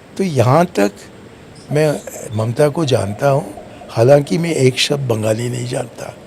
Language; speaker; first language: Hindi; non-native, local second language; Tamil